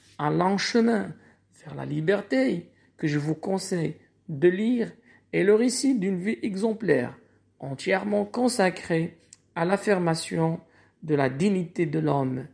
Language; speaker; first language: French; non-native, local second language; Arabic